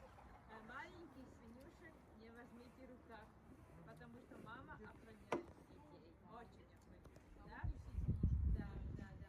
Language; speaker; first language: Russian; non-native, local second language; Latvian